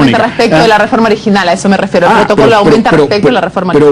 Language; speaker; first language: Spanish; native; Spanish